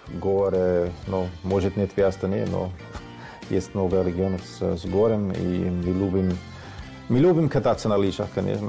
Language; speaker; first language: Russian; non-native, learner; German